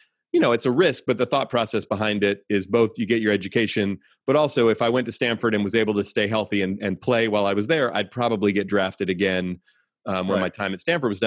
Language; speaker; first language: English; native; English